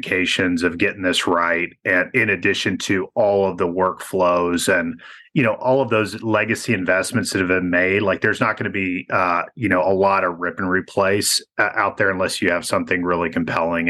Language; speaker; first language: English; native; English